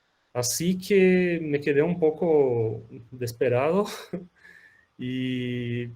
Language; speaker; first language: Spanish; non-native, fluent; Portuguese